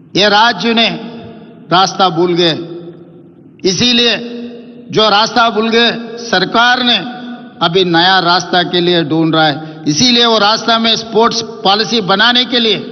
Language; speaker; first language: Hindi; non-native, local second language; Telugu